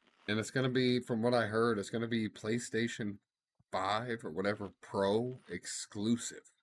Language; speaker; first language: English; native; English